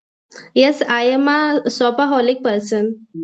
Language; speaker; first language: English; non-native, learner; Hindi